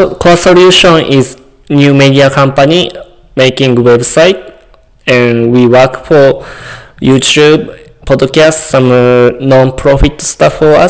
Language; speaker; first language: English; non-native, learner; Japanese